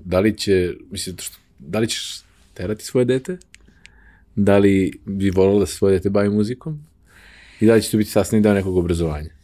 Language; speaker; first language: Serbian; native; Serbian